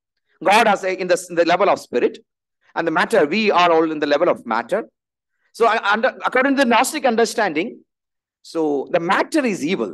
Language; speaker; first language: English; non-native, local second language; Malayalam